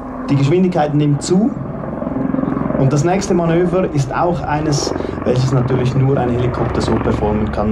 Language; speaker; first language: German; native; German